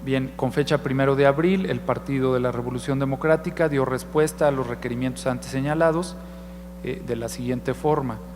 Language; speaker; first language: Spanish; native; Spanish